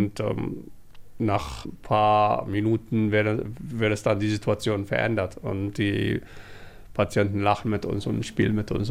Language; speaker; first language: German; non-native, fluent; Somali